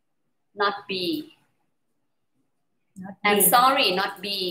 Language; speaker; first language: English; non-native, learner; Thai